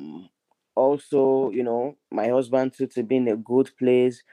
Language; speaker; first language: English; non-native, local second language; Yoruba